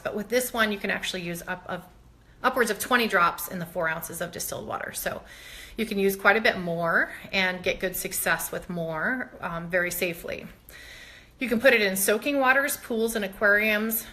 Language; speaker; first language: English; native; English